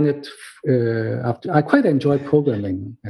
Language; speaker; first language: English; non-native, local second language; Cantonese